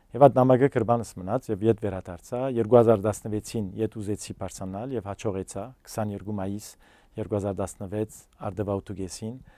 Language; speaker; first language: Armenian; early bilingual, heritage; Armenian